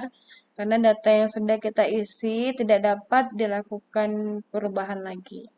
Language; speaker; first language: Indonesian; native; Indonesian